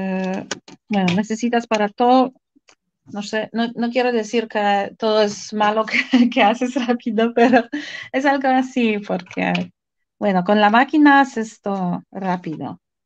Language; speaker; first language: Spanish; non-native, fluent; Polish